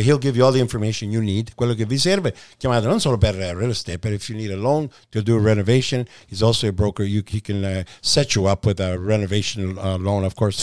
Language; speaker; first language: English; early bilingual, other home language; Italian